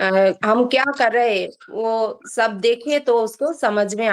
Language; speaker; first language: Hindi; non-native, local second language; Bangla